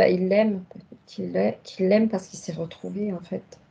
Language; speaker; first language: French; native; French